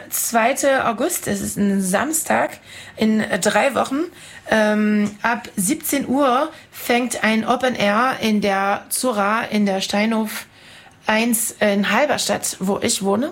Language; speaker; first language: German; non-native, fluent; French